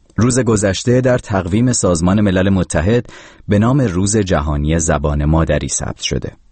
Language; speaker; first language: Persian; native; Persian